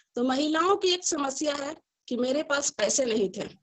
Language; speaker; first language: Hindi; native; Hindi